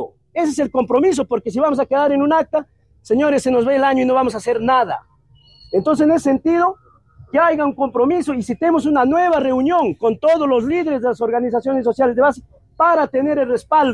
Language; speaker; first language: Spanish; native; Spanish